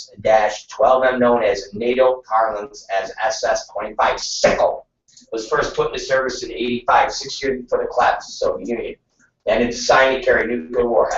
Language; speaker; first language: English; native; English